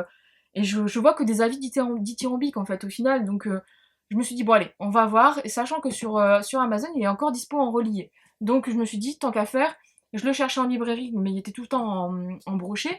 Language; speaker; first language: French; native; French